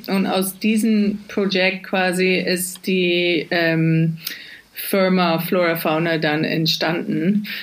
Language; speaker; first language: German; non-native, fluent; English